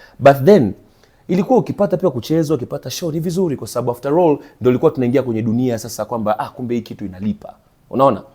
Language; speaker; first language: Swahili; native; Swahili